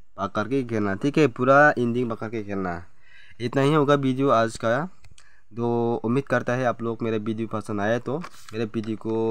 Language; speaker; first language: Hindi; non-native, local second language; Assamese